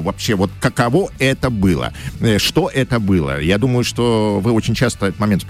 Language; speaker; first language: Russian; native; Russian